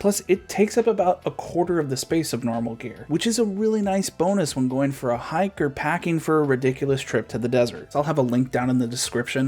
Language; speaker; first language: English; native; English